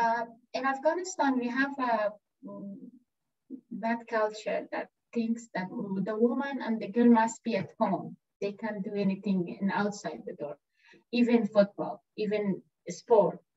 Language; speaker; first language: English; non-native, learner; Persian